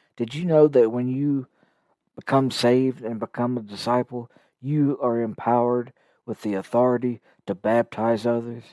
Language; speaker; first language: English; native; English